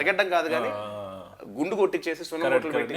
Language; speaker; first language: Telugu; native; Telugu